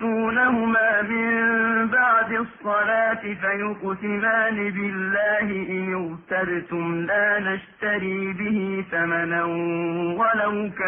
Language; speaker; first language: Arabic; native; Arabic